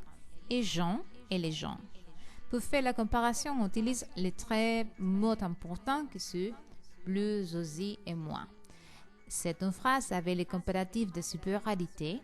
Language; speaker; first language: French; non-native, learner; Spanish